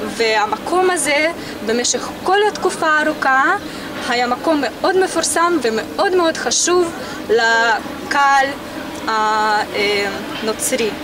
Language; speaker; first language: Hebrew; non-native, fluent; Russian